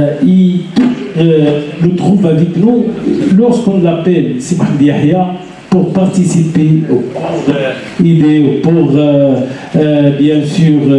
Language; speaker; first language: French; non-native, local second language; Arabic